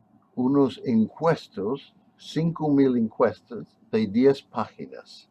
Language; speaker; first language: Spanish; non-native, fluent; English